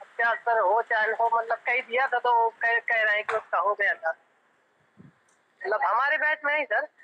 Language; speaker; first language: Hindi; native; Hindi